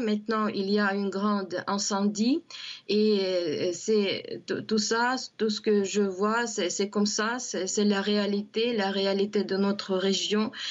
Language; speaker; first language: French; non-native, fluent; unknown